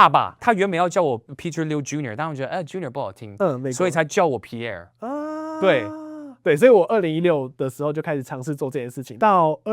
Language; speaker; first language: Chinese; native; Chinese